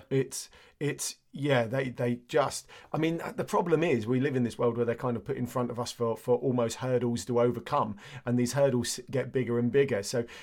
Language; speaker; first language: English; native; English